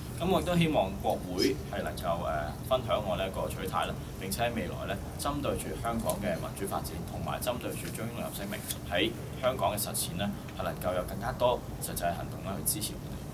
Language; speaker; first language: Cantonese; native; Cantonese